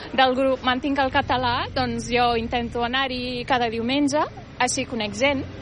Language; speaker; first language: Catalan; non-native, fluent; Turkish